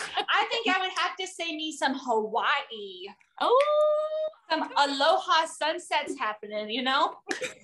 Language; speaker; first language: English; native; English